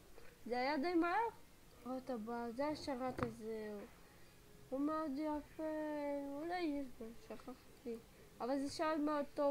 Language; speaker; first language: Hebrew; native; Hebrew